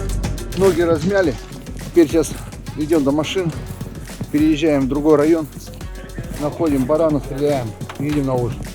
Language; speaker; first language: Russian; native; Russian